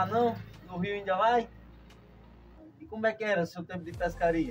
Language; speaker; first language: Portuguese; native; Portuguese